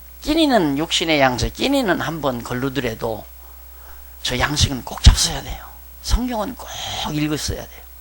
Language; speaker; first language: Korean; native; Korean